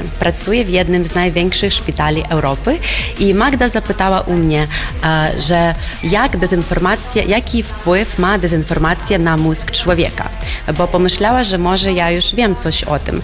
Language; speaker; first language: Polish; non-native, fluent; Ukrainian